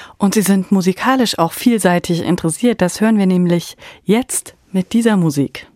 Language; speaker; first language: German; native; German